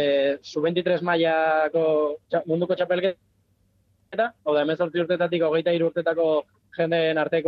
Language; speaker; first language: Basque; native; Basque